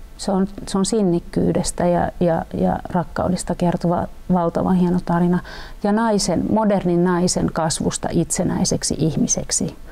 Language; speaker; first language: Finnish; native; Finnish